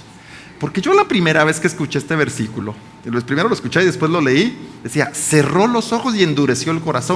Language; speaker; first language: Spanish; native; Spanish